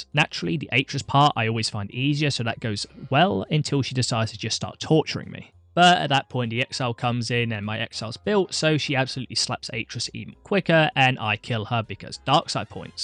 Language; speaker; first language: English; native; English